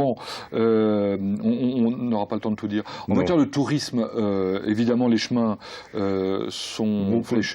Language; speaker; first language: French; native; French